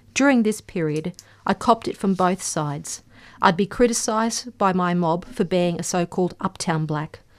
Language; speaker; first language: English; native; English